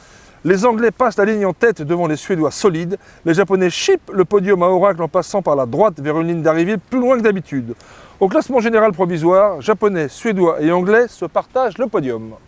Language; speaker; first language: French; native; French